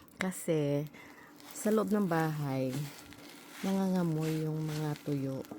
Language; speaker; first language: Filipino; non-native, local second language; Hiligaynon